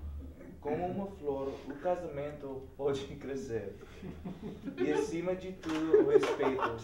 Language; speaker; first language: Portuguese; non-native, learner; English